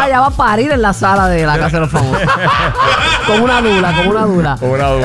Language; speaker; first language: Spanish; native; Spanish